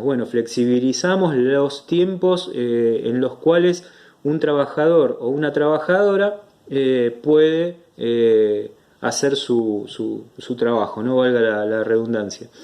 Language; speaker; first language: Spanish; native; Spanish